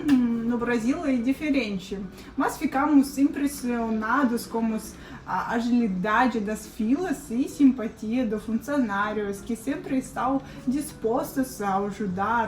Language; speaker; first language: Portuguese; non-native, fluent; Russian